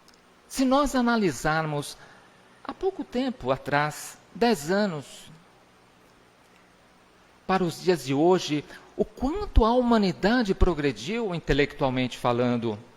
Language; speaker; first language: Portuguese; native; Portuguese